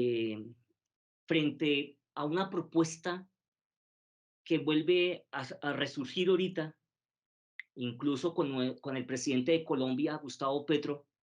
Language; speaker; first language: Spanish; native; Spanish